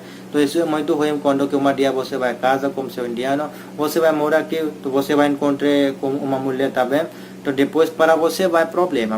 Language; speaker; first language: Portuguese; non-native, learner; Hindi